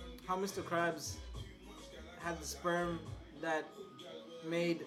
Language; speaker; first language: English; non-native, local second language; Swahili